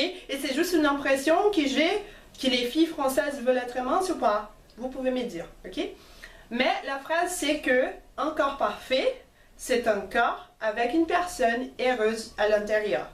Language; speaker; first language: French; non-native, fluent; Portuguese